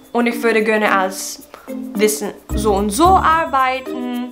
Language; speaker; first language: German; non-native, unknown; Filipino